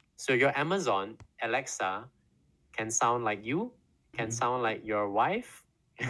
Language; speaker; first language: English; non-native, local second language; Indonesian